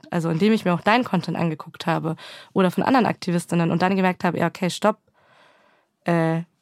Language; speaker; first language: German; native; German